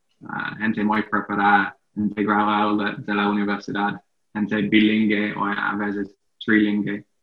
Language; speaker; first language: Spanish; non-native, fluent; English